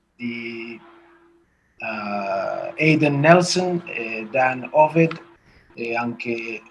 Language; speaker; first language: Italian; non-native, learner; English